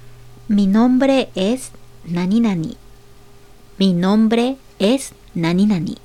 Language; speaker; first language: Spanish; non-native, fluent; Japanese